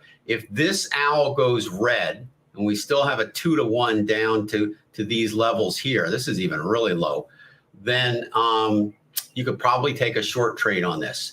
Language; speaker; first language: English; native; English